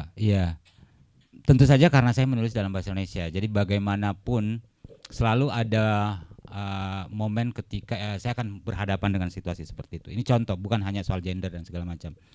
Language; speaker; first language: Indonesian; non-native, local second language; Buginese